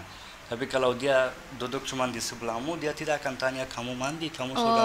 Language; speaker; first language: Indonesian; non-native, fluent; Persian